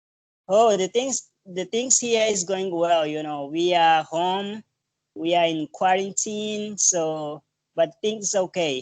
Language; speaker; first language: English; non-native, learner; Portuguese